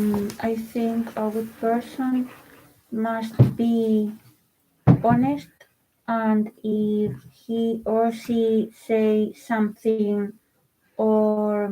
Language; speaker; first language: English; non-native, learner; Spanish